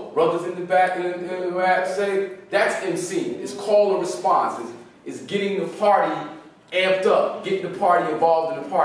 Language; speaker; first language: English; native; English